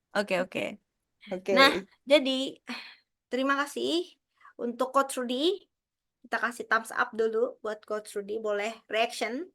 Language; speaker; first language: Indonesian; native; Indonesian